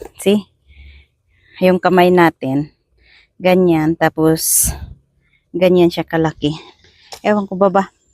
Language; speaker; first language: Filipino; non-native, local second language; Masbatenyo